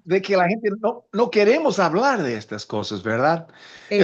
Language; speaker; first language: Spanish; non-native, fluent; English